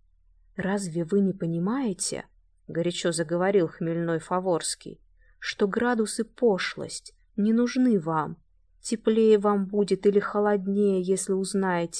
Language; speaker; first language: Russian; native; Russian